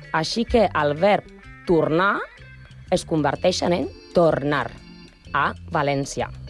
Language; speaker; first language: Catalan; non-native, learner; Spanish